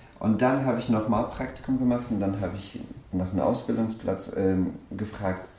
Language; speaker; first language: German; non-native, fluent; Persian